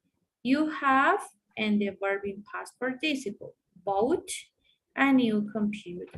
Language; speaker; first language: English; non-native, fluent; Spanish